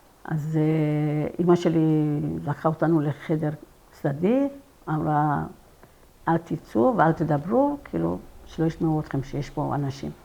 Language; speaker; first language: Hebrew; non-native, fluent; Persian